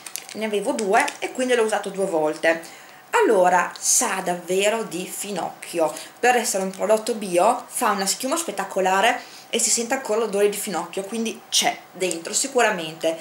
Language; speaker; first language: Italian; native; Italian